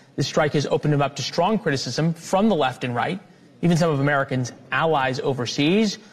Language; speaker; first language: English; native; English